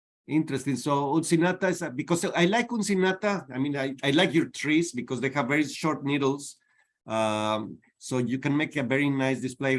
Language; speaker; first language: English; non-native, fluent; Spanish